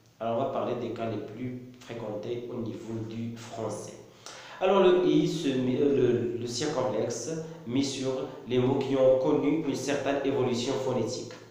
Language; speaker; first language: French; non-native, local second language; Arabic